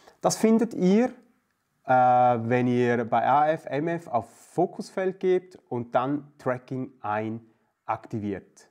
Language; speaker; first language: German; native; German